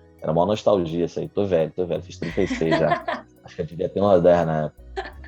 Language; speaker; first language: Portuguese; native; Portuguese